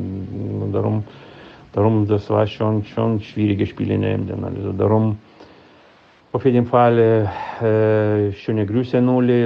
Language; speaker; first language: German; non-native, fluent; Lithuanian